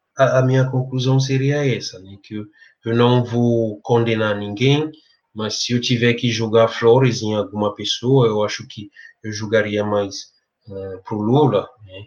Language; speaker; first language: Portuguese; non-native, fluent; French